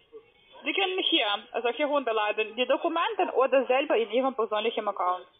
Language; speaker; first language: German; non-native, learner; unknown